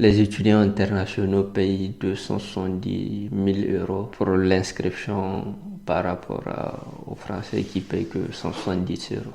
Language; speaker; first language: French; non-native, local second language; Hausa